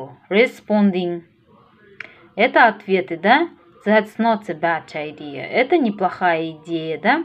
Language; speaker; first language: Russian; non-native, local second language; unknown